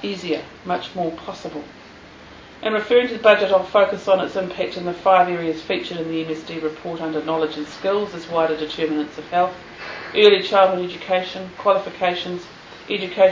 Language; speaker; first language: English; native; English